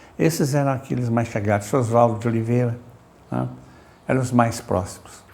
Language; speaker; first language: Portuguese; native; Portuguese